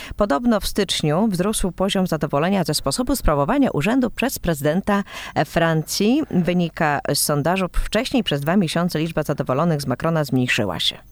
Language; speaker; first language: Polish; native; Polish